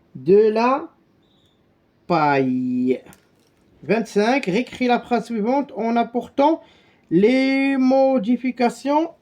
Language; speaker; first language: French; non-native, local second language; Arabic